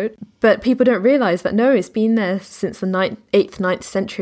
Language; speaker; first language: English; native; English